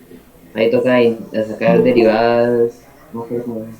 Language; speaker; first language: Spanish; native; Spanish